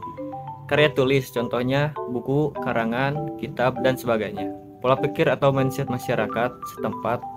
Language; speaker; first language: Indonesian; native; Indonesian